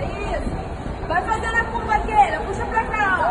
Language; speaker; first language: Portuguese; native; Portuguese